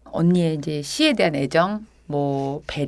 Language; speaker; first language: Korean; native; Korean